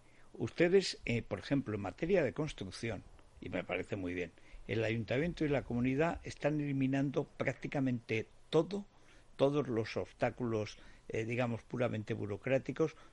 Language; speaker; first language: Spanish; native; Spanish